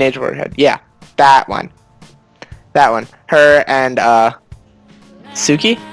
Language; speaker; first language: English; native; English